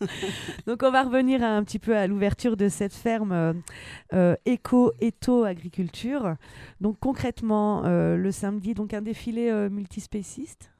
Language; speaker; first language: French; native; French